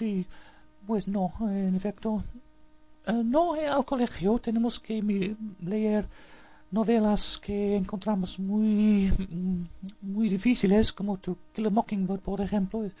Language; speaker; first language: Spanish; non-native, learner; English